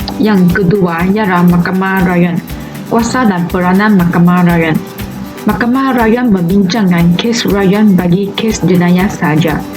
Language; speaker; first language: Malay; non-native, local second language; Chinese